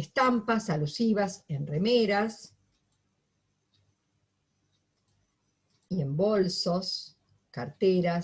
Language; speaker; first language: Spanish; native; Spanish